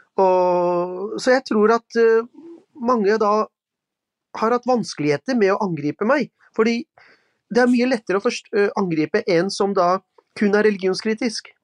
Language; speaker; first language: Norwegian; early bilingual, other home language; Urdu